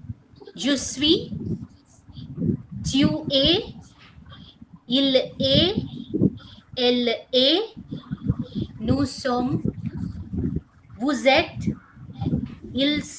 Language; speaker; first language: French; non-native, learner; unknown